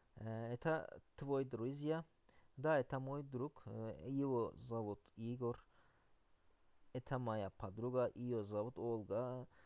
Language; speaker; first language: Russian; non-native, learner; Turkish